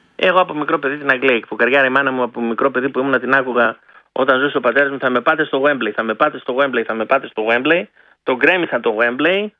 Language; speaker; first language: Greek; early bilingual, heritage; Greek